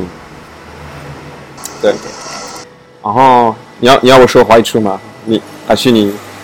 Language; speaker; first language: Chinese; non-native, fluent; French